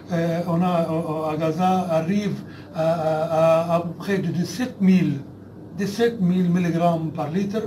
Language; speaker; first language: French; non-native, fluent; Arabic